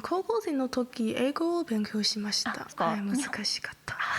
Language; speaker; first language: Japanese; non-native, learner; Chinese